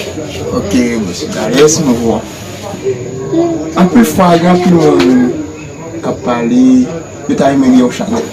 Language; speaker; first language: French; non-native, learner; Haitian Creole